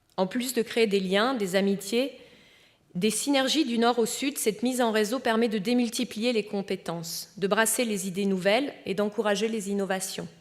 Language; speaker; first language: French; early bilingual, other home language; Romanian